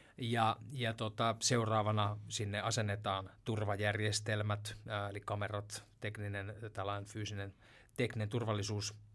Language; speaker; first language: Finnish; native; Finnish